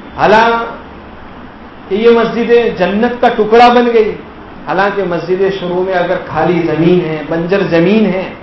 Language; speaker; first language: Urdu; non-native, local second language; Gujarati